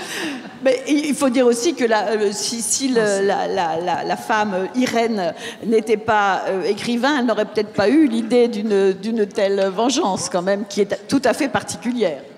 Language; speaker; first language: French; native; French